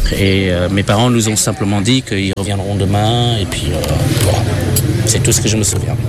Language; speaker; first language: French; non-native, fluent; Khmer